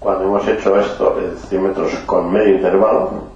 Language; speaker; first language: Spanish; native; Spanish